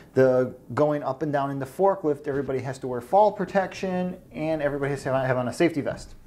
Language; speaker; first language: English; native; English